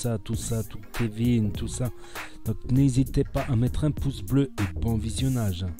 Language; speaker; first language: French; native; French